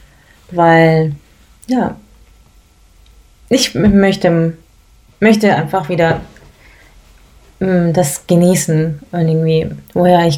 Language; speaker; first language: German; early bilingual, other home language; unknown